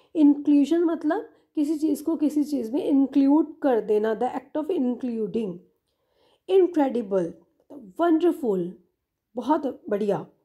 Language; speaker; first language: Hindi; non-native, local second language; Punjabi